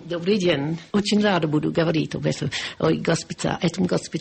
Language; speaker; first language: Russian; non-native, learner; English